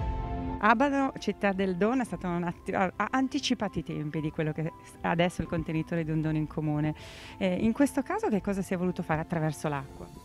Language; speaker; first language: Italian; native; Italian